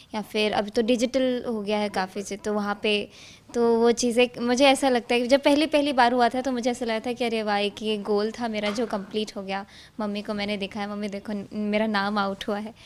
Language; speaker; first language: Hindi; native; Hindi